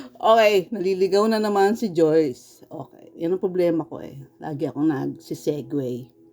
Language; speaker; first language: Filipino; native; Filipino